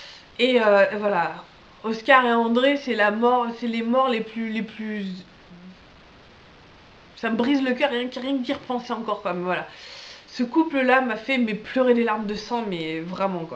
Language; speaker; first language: French; native; French